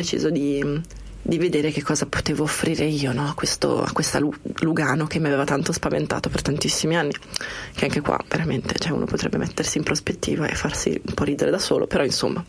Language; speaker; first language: Italian; native; Italian